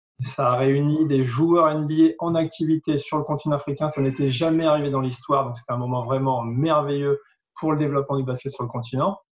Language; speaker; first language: French; native; French